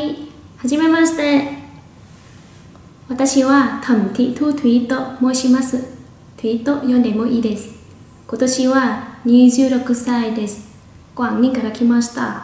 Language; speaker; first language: Japanese; non-native, fluent; Vietnamese